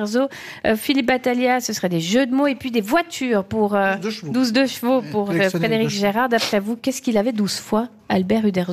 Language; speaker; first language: French; native; French